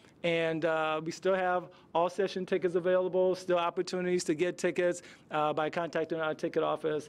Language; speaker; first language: English; native; English